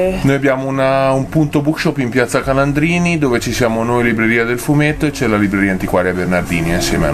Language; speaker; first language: Italian; native; Italian